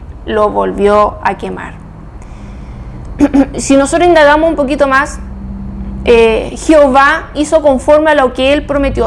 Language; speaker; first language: Spanish; native; Spanish